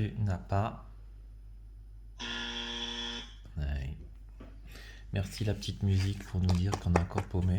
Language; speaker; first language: French; native; French